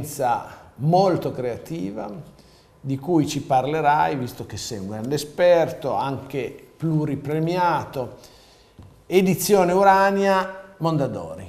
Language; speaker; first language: Italian; native; Italian